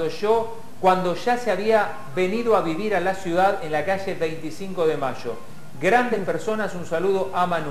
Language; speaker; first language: Spanish; native; Spanish